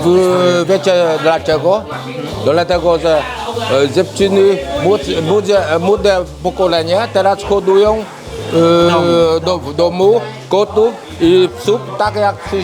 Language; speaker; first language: Polish; non-native, fluent; Vietnamese